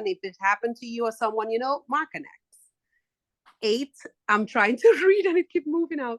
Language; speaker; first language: English; native; English